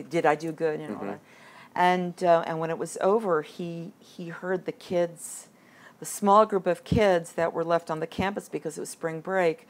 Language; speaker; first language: English; native; English